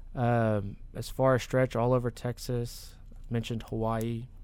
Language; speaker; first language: English; native; English